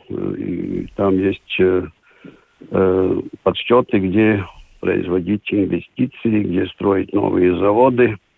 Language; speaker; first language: Russian; non-native, local second language; Latvian